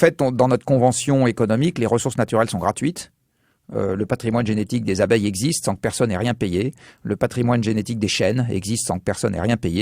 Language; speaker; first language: French; native; French